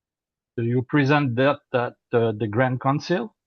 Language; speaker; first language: English; non-native, learner; French